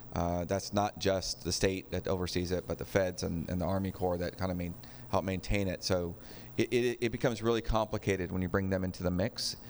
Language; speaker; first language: English; native; English